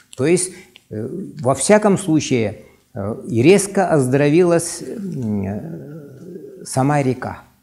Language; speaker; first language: Russian; non-native, local second language; Yakut